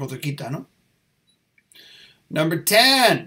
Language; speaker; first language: Japanese; non-native, learner; English